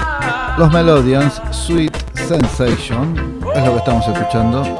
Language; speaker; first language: Spanish; native; Spanish